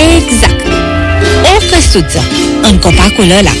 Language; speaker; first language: Romanian; native; Romanian